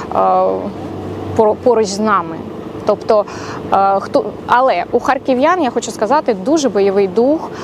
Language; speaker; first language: Ukrainian; non-native, local second language; Russian